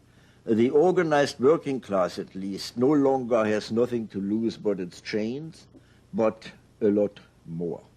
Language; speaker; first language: English; non-native, fluent; German